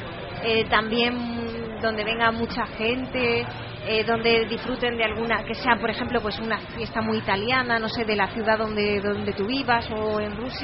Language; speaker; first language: Spanish; native; Spanish